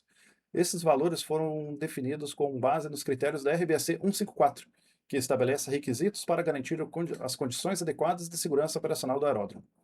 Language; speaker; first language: Portuguese; native; Portuguese